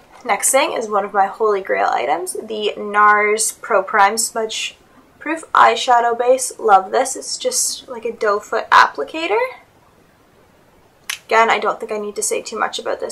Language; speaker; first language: English; native; English